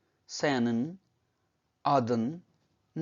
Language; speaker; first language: Turkish; non-native, fluent; Urdu